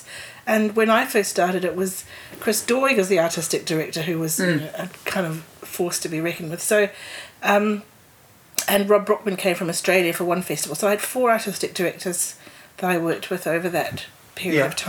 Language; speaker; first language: English; native; English